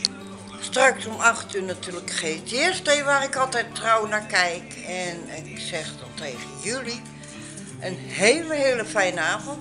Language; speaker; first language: Dutch; native; Dutch